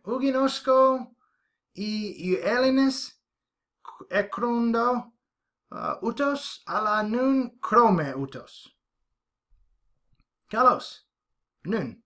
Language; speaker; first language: Greek; non-native, fluent; English